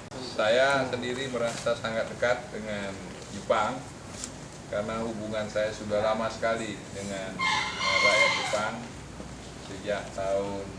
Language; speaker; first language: Indonesian; non-native, local second language; Balinese